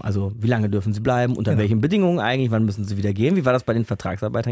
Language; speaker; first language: German; native; German